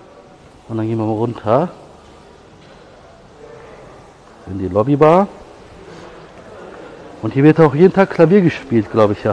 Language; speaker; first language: German; native; German